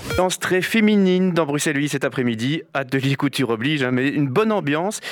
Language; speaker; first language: French; native; French